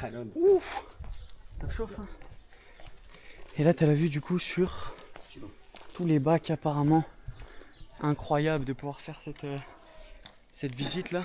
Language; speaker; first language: French; native; French